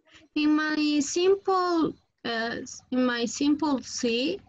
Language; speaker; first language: English; non-native, learner; Spanish